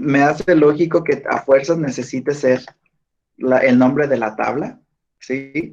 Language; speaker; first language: Spanish; native; Spanish